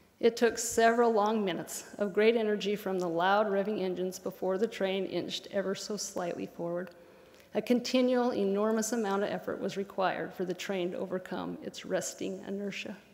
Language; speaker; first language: English; native; English